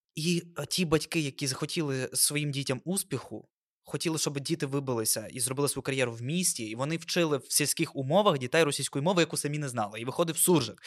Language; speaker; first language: Ukrainian; non-native, local second language; Russian